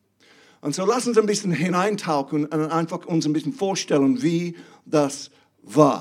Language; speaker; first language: German; non-native, fluent; English